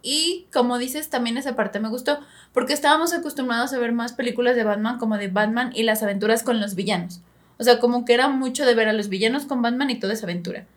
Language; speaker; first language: Spanish; native; Spanish